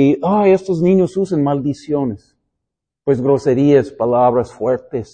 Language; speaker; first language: Spanish; non-native, fluent; English